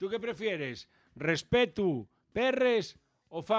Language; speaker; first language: Spanish; native; Spanish